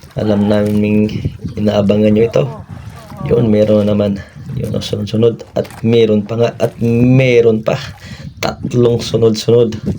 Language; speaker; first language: Filipino; non-native, local second language; Cebuano